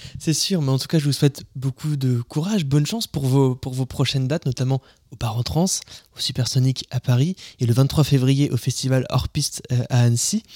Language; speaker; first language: French; native; French